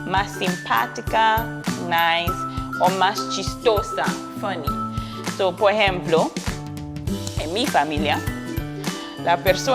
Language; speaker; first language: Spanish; non-native, fluent; English